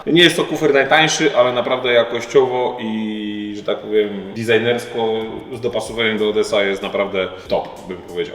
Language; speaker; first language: Polish; native; Polish